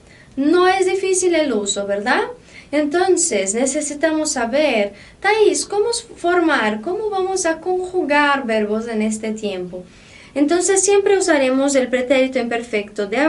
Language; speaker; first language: Spanish; non-native, fluent; Portuguese